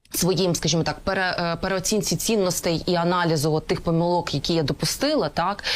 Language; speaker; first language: Ukrainian; non-native, local second language; Russian